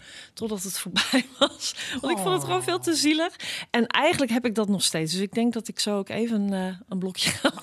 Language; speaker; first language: Dutch; native; Dutch